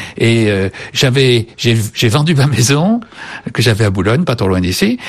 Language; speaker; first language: French; native; French